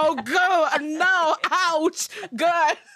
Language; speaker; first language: English; non-native, learner; Japanese